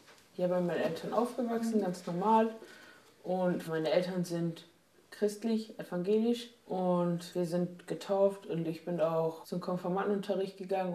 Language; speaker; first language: German; native; German